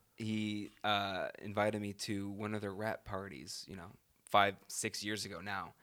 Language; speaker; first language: English; native; English